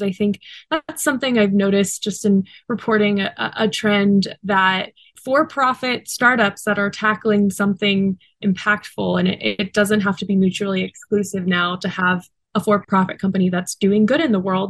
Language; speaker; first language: English; native; English